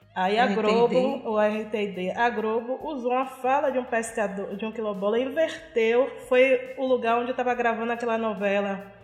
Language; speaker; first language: Portuguese; native; Portuguese